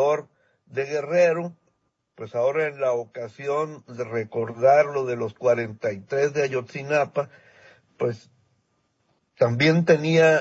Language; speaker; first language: Spanish; native; Spanish